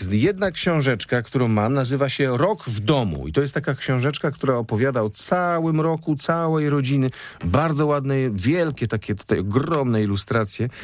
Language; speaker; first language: Polish; native; Polish